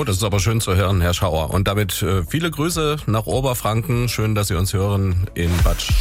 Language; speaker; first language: German; native; German